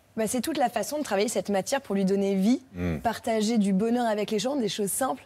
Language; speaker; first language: French; native; French